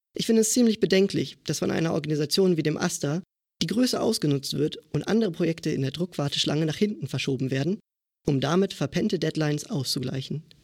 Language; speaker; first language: German; native; German